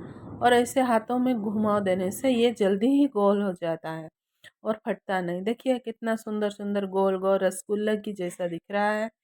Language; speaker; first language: Hindi; non-native, local second language; Odia